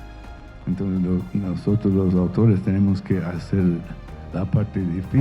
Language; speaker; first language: Spanish; non-native, fluent; English